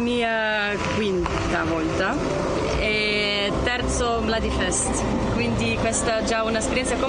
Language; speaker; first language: Italian; non-native, learner; Ukrainian